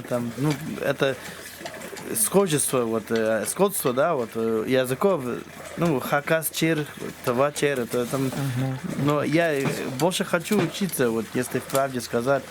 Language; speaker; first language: Russian; non-native, fluent; English